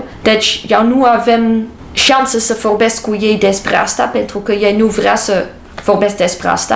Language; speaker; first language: Romanian; non-native, learner; English